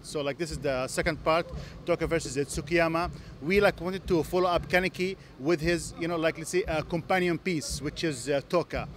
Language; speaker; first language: English; non-native, fluent; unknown